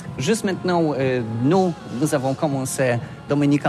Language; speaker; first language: French; non-native, learner; Polish